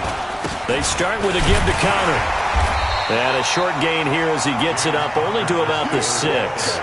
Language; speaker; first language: English; native; English